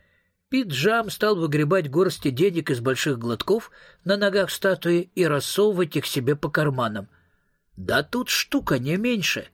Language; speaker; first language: Russian; native; Russian